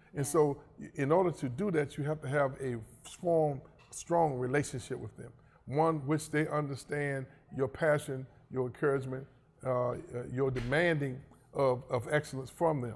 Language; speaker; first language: English; native; English